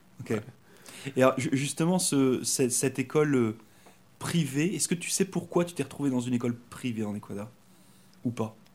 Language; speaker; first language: French; native; French